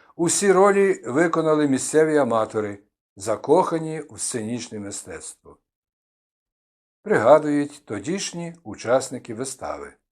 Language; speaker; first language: Ukrainian; native; Ukrainian